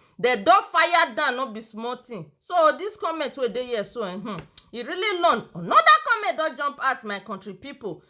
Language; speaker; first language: Nigerian Pidgin; non-native, local second language; Yoruba